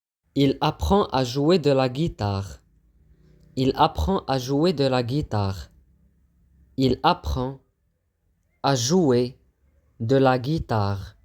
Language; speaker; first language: French; non-native, fluent; Arabic